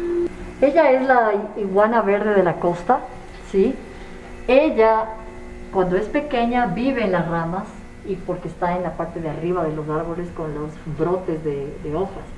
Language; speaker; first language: Spanish; native; Spanish